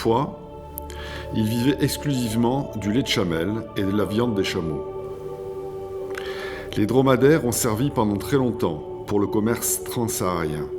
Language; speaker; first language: French; native; French